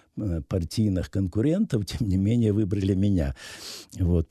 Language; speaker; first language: Russian; native; Russian